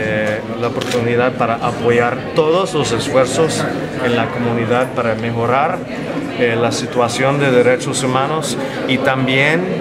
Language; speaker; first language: Spanish; non-native, fluent; English